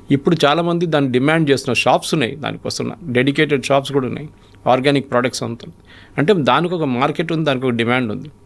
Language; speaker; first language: Telugu; non-native, local second language; Malayalam